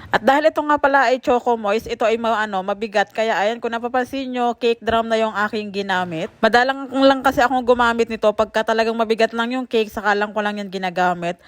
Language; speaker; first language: Filipino; native; Filipino